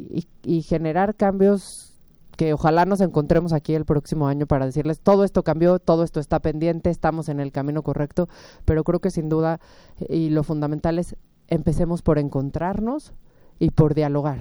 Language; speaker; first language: Spanish; native; Spanish